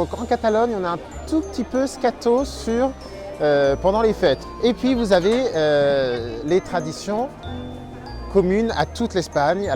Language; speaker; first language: French; native; French